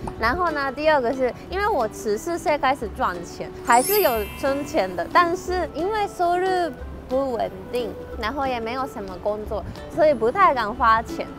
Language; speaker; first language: Chinese; non-native, fluent; Japanese